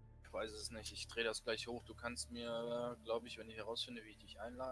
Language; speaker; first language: German; native; German